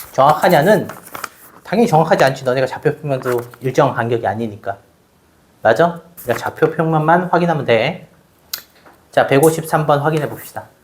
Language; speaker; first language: Korean; native; Korean